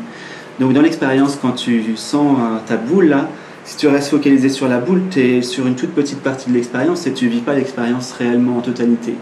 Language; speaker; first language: French; native; French